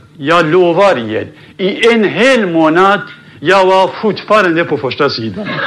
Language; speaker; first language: Swedish; non-native, fluent; Central Kurdish